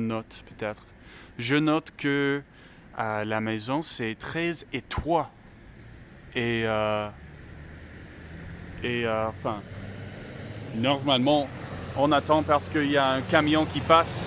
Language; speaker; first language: French; non-native, learner; English